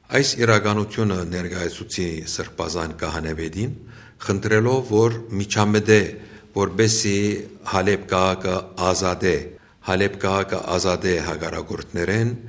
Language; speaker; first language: Armenian; early bilingual, heritage; Armenian